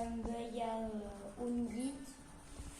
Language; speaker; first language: Catalan; non-native, local second language; French